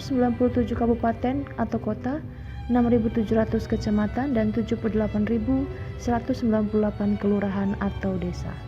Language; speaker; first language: Indonesian; native; Indonesian